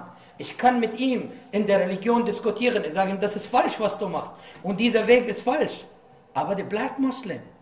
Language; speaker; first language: German; non-native, fluent; Arabic